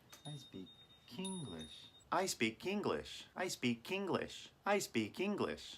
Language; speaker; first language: English; non-native, fluent; Japanese